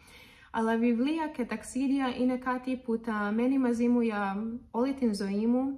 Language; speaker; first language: Greek; non-native, learner; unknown